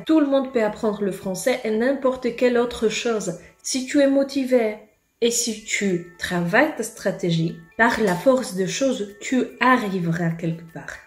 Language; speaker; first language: French; non-native, fluent; Polish